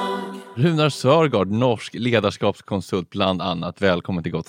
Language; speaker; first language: Swedish; native; Swedish